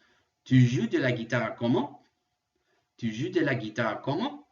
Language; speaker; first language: French; non-native, fluent; English